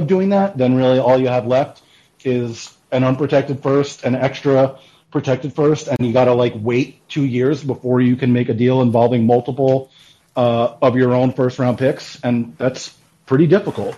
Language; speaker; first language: English; native; English